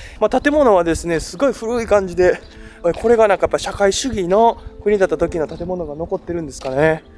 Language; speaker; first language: Japanese; native; Japanese